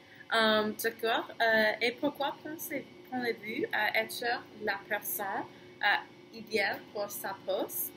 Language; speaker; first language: French; non-native, learner; English